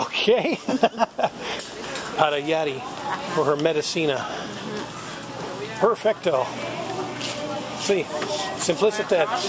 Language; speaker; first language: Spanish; non-native, learner; English